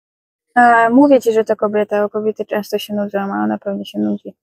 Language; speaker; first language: Polish; native; Polish